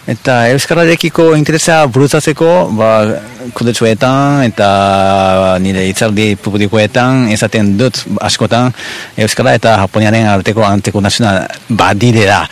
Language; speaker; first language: Basque; non-native, fluent; Japanese